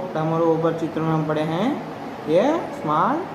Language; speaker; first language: Hindi; non-native, local second language; Telugu